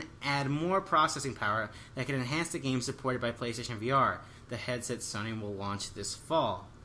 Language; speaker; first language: English; native; English